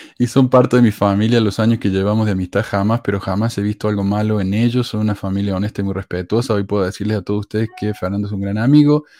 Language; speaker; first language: Spanish; native; Spanish